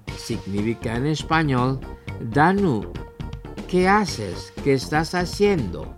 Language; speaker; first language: Spanish; non-native, fluent; Indonesian